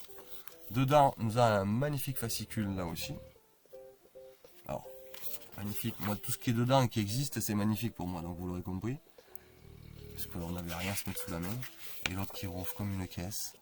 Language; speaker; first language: French; native; French